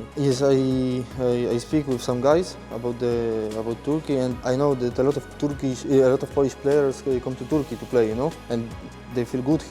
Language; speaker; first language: English; non-native, fluent; Polish